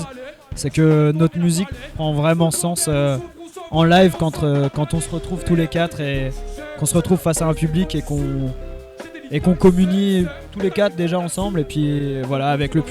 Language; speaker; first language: French; native; French